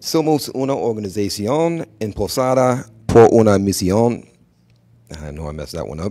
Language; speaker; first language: Spanish; non-native, learner; English